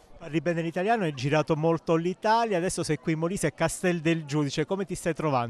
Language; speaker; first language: Italian; native; Italian